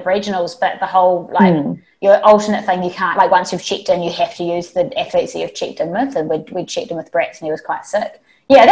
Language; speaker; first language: English; native; English